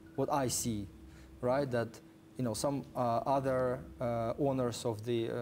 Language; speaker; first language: English; non-native, fluent; Ukrainian